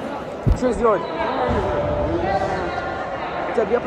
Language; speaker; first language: Russian; native; Russian